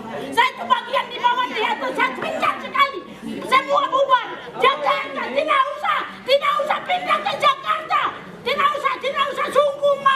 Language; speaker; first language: Indonesian; non-native, local second language; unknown